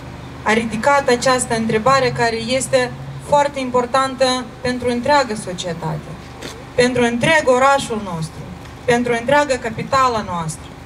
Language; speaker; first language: Romanian; non-native, local second language; Russian